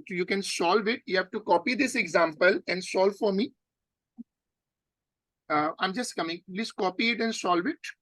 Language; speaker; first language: English; non-native, local second language; Urdu